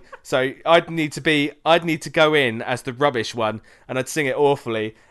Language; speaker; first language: English; native; English